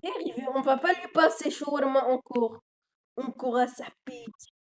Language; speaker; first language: French; native; French